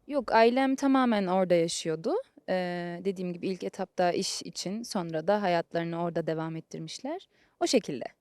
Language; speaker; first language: Turkish; early bilingual, heritage; Turkish